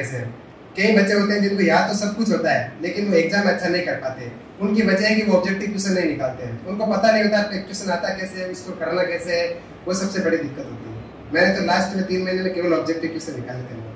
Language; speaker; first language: Hindi; non-native, local second language; Marwari